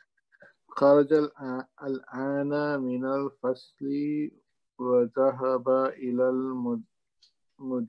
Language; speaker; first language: Arabic; non-native, learner; English